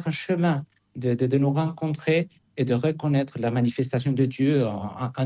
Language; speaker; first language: French; non-native, fluent; Spanish